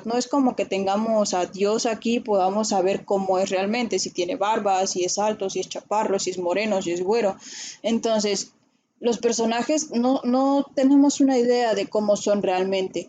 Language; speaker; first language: Spanish; native; Spanish